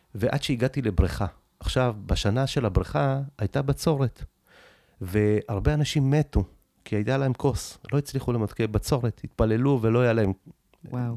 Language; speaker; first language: Hebrew; early bilingual, other home language; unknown